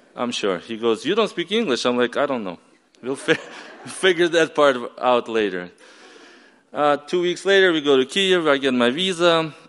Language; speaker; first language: English; non-native, fluent; Ukrainian